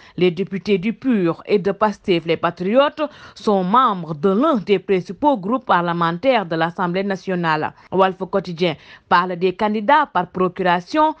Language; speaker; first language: French; non-native, local second language; Wolof